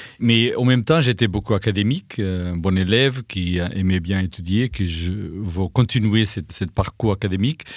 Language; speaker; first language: French; non-native, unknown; Portuguese